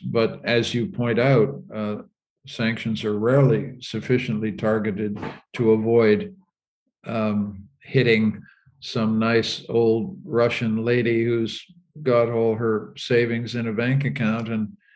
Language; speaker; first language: English; native; English